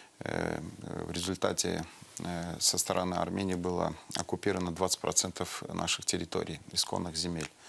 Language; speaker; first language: Russian; non-native, local second language; Azerbaijani